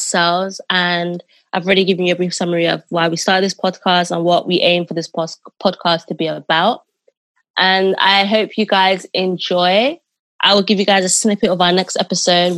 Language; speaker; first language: English; non-native, local second language; Yoruba